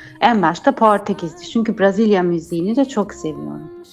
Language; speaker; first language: Turkish; early bilingual, heritage; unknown